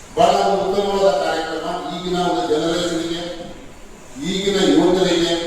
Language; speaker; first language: Kannada; non-native, local second language; Tulu